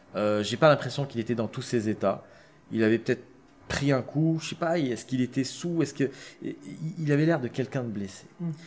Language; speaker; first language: French; non-native, local second language; Arabic